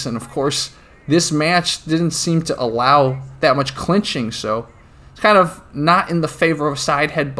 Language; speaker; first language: English; native; English